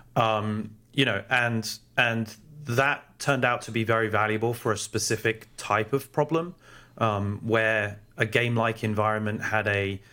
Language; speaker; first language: English; native; English